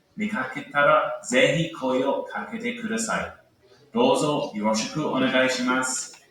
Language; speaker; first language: Japanese; non-native, fluent; English